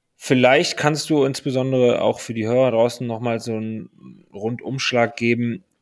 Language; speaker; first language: German; native; German